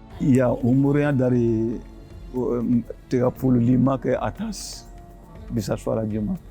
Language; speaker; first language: Indonesian; non-native, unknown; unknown